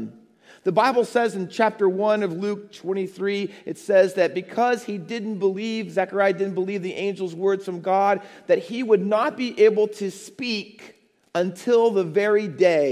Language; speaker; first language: English; native; English